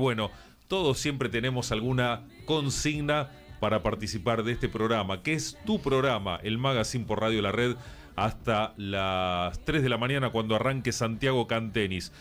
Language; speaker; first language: Spanish; native; Spanish